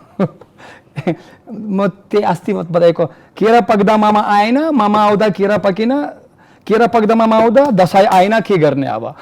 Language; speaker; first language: Nepali; non-native, fluent; Russian